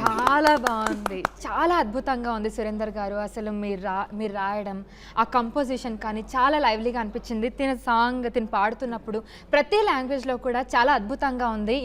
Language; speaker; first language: Telugu; native; Telugu